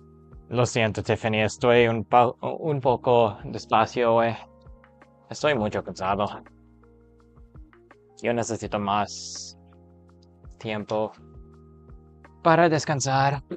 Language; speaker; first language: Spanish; non-native, learner; English